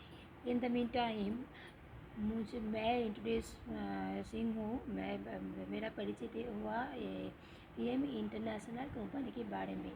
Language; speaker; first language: Hindi; non-native, local second language; Bangla